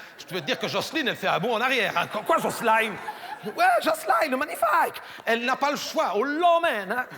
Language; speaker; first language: French; native; French